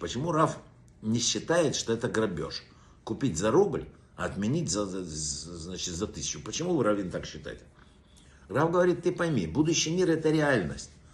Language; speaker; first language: Russian; native; Russian